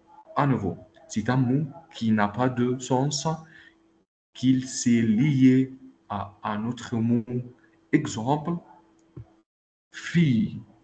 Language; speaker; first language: French; non-native, local second language; Arabic